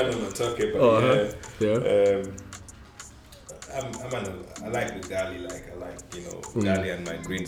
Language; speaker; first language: English; native; English